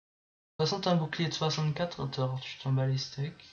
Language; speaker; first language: French; native; French